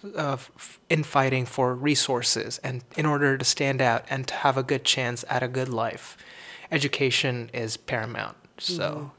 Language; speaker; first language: English; non-native, local second language; Tamil